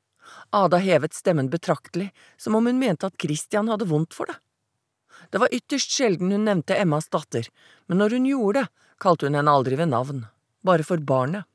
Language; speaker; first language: Norwegian; native; Norwegian